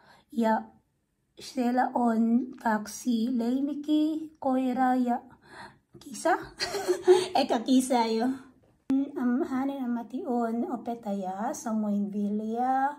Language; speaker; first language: Finnish; non-native, learner; Filipino